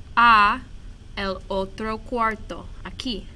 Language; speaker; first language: Spanish; non-native, fluent; English